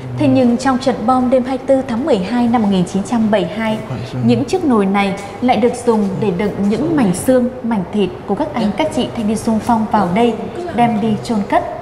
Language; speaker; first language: Vietnamese; native; Vietnamese